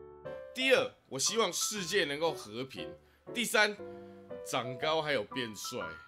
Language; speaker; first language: Chinese; native; Chinese